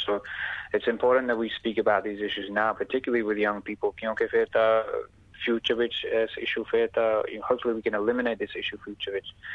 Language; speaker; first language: Punjabi; early bilingual, other home language; English